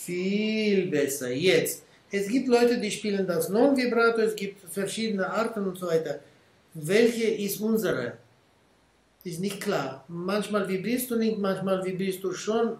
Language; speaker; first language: German; non-native, fluent; Armenian